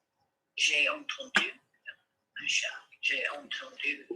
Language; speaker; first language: French; non-native, learner; Turkish